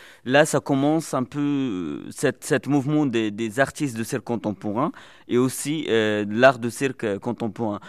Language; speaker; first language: French; non-native, local second language; Arabic